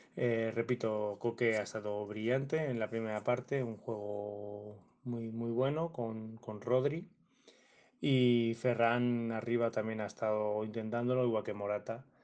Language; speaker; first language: Spanish; native; Spanish